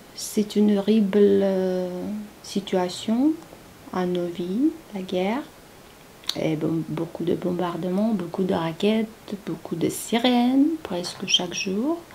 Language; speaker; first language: French; non-native, learner; Ukrainian